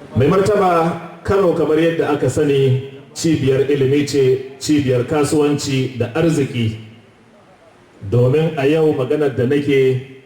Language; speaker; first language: Hausa; native; Hausa